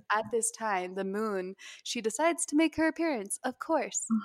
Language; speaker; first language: English; native; English